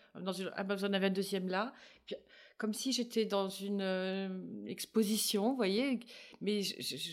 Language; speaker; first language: French; native; French